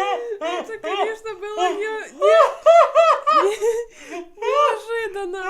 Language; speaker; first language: Russian; native; Russian